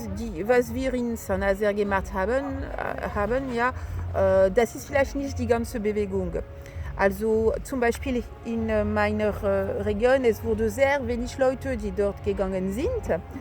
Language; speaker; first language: German; non-native, fluent; French